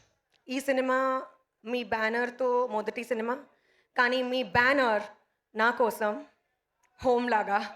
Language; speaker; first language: Telugu; non-native, learner; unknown